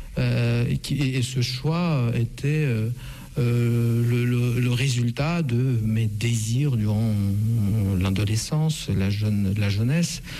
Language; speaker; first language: French; non-native, fluent; Russian